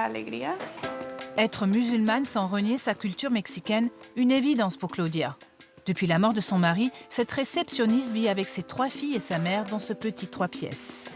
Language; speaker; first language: French; native; French